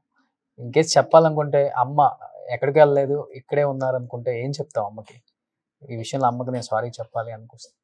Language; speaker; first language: Telugu; native; Telugu